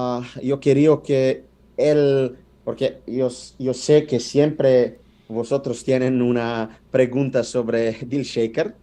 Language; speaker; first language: Spanish; non-native, fluent; Italian